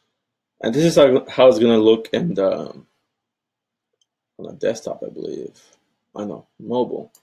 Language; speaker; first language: English; native; English